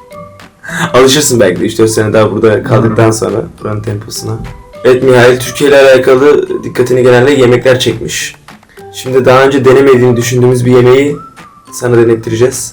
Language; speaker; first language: Turkish; native; Turkish